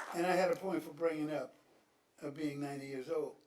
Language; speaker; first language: English; native; English